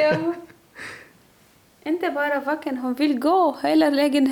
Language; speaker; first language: Swedish; non-native, learner; Arabic